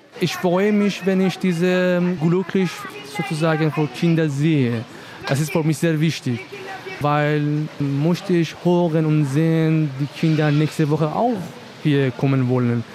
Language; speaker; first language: German; non-native, learner; Persian